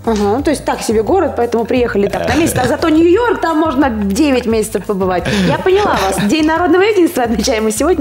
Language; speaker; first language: Russian; native; Russian